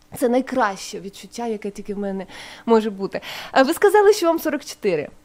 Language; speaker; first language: Ukrainian; non-native, local second language; Russian